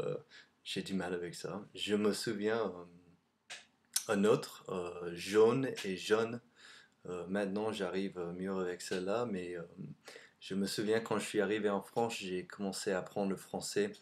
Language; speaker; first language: French; non-native, fluent; English